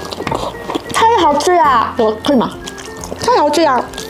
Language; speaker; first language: Chinese; non-native, learner; Korean